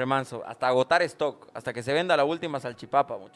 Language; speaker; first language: Spanish; native; Spanish